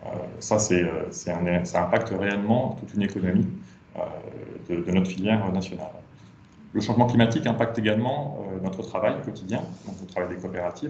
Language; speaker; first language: French; native; French